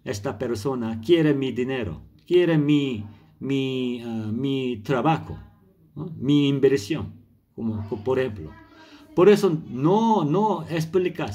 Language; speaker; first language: Spanish; non-native, learner; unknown